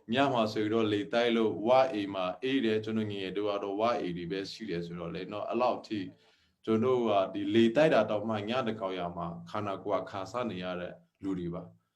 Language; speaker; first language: Burmese; non-native, local second language; Hakha Chin